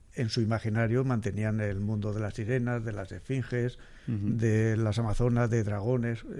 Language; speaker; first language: Spanish; native; Spanish